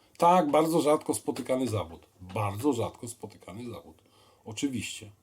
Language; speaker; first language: Polish; native; Polish